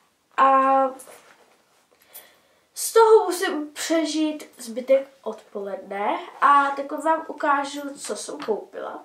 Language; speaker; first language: Czech; early bilingual, heritage; Czech